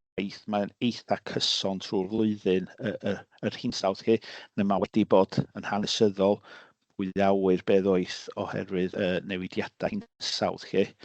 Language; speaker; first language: Welsh; native; Welsh